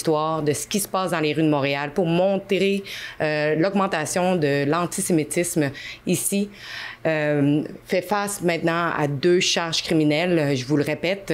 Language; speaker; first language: French; native; French